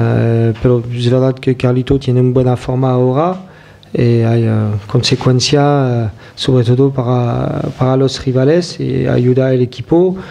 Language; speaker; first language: Spanish; non-native, fluent; French